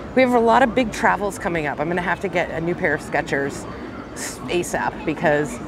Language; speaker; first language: English; native; English